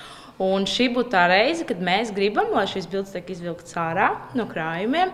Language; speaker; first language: Latvian; native; Latvian